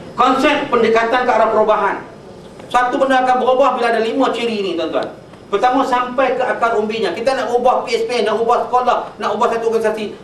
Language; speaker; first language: Malay; native; Malay